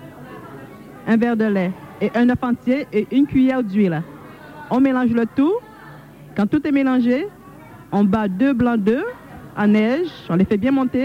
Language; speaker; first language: French; native; French